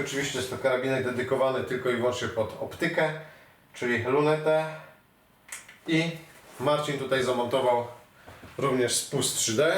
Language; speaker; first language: Polish; native; Polish